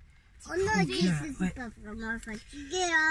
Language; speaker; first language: French; native; French